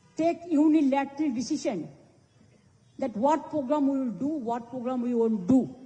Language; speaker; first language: English; non-native, local second language; Bangla